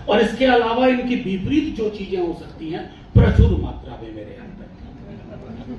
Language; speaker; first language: Hindi; non-native, local second language; Maithili